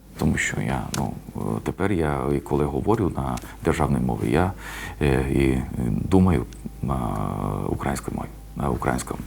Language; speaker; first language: Ukrainian; non-native, local second language; Hungarian